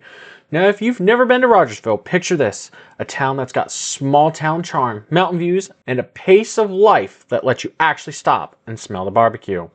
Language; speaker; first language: English; native; English